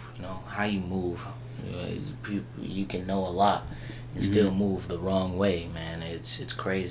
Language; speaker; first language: English; native; English